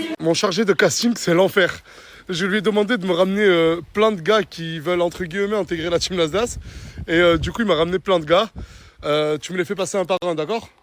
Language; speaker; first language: French; native; French